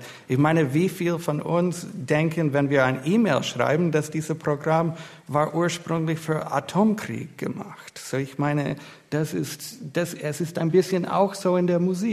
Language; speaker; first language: German; non-native, fluent; English